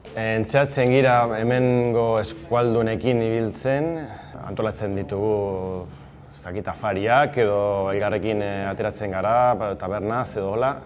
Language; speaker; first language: Basque; early bilingual, heritage; Spanish